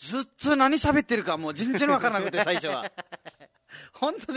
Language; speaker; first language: Japanese; non-native, fluent; Nepali